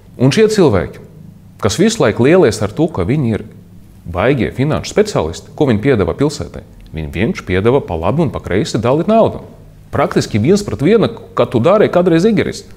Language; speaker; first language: Latvian; non-native, local second language; Russian